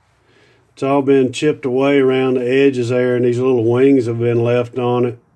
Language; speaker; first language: English; native; English